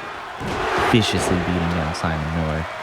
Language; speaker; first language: English; native; English